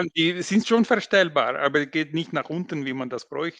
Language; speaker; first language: German; non-native, local second language; French